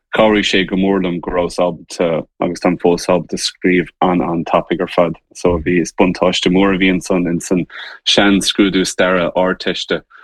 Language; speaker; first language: Irish; native; Irish